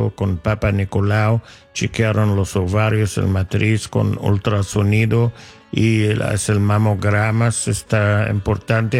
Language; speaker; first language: Spanish; non-native, fluent; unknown